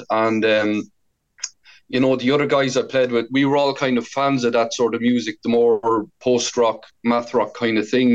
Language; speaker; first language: English; native; English